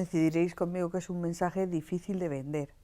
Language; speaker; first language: Spanish; native; Spanish